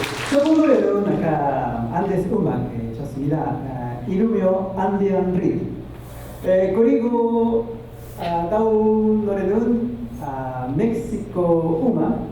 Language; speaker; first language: Korean; non-native, learner; Spanish